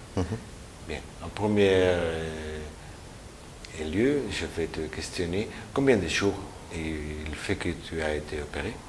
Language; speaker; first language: French; non-native, learner; Spanish